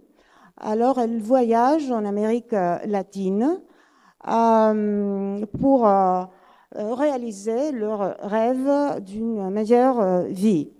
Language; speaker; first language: French; non-native, fluent; Greek